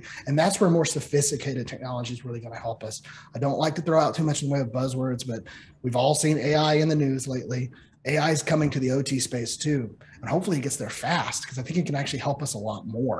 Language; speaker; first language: English; native; English